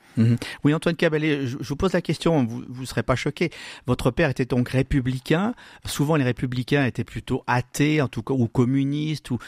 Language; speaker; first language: French; native; French